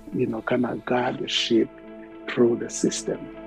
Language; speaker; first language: English; non-native, fluent; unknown